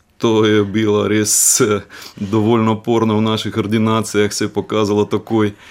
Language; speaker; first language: Slovenian; non-native, fluent; Russian